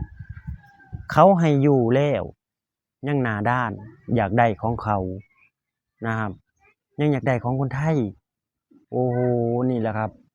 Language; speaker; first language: Thai; non-native, local second language; Lao